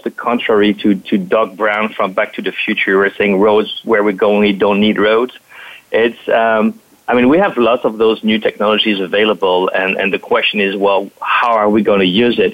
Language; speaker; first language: English; non-native, fluent; French